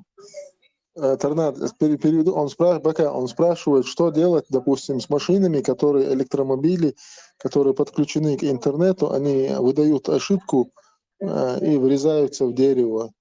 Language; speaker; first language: Russian; non-native, local second language; Chechen